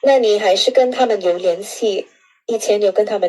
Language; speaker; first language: Chinese; non-native, fluent; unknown